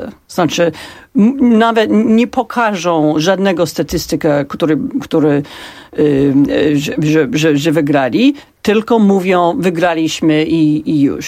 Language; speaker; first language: Polish; non-native, fluent; English